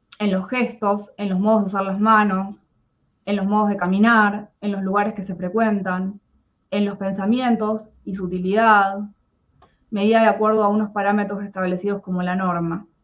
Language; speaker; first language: Spanish; native; Spanish